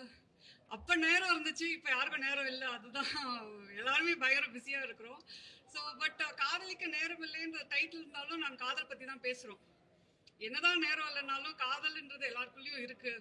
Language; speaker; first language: Tamil; native; Tamil